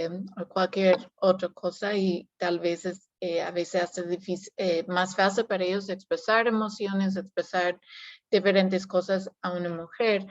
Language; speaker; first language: Spanish; non-native, fluent; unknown